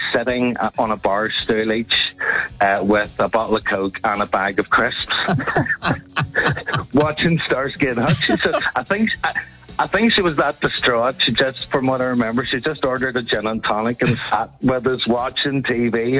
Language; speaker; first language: English; native; English